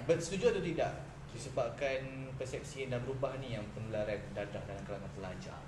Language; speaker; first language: Malay; native; Malay